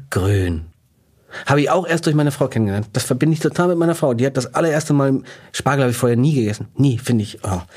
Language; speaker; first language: German; native; German